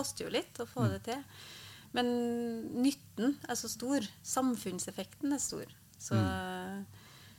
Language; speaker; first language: Norwegian; native; Norwegian